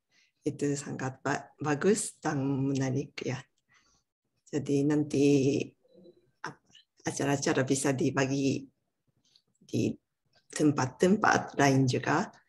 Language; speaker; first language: Indonesian; non-native, learner; Japanese